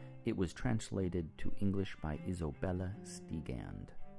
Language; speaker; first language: English; native; English